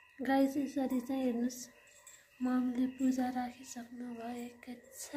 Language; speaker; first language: Nepali; non-native, local second language; Newari